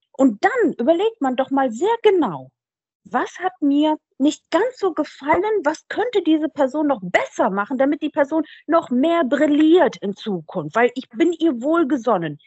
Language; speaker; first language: German; early bilingual, other home language; Persian